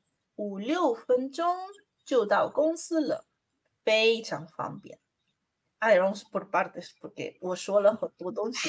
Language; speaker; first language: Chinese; non-native, learner; Spanish